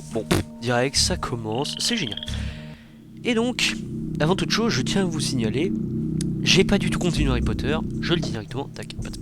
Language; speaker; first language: French; native; French